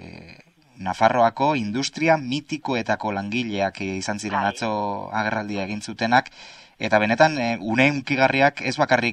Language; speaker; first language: Basque; native; Basque